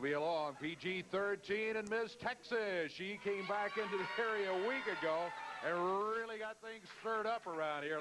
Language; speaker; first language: English; native; English